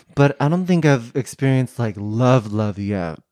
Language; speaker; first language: English; native; English